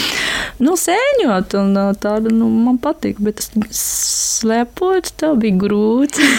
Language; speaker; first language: Latvian; non-native, learner; Japanese